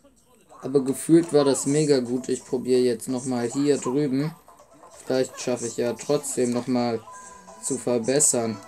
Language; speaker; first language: German; native; German